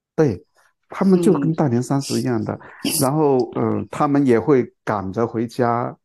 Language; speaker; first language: Chinese; non-native, local second language; Cantonese